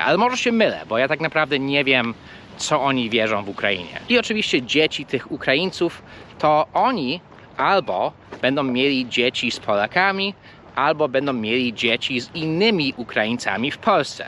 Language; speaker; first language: Polish; early bilingual, heritage; English